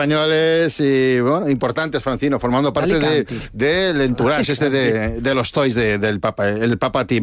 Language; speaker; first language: Spanish; native; Spanish